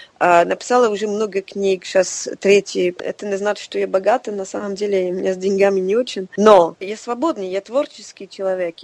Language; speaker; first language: Russian; non-native, fluent; French